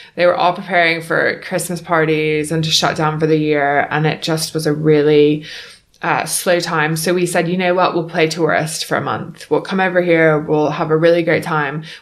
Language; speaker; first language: English; native; English